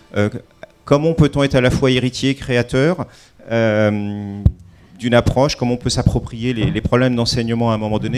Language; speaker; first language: French; native; French